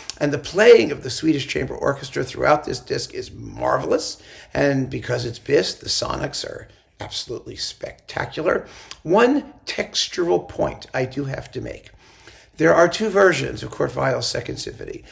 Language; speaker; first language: English; native; English